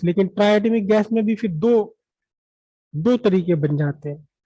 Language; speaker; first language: Hindi; native; Hindi